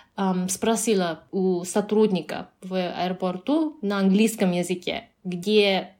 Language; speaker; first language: Russian; non-native, fluent; Japanese